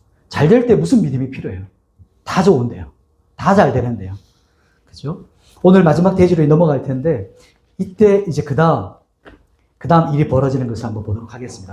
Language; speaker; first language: Korean; native; Korean